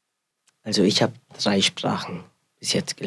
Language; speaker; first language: German; early bilingual, other home language; Spanish